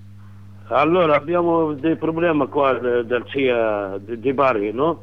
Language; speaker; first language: Italian; non-native, learner; Arabic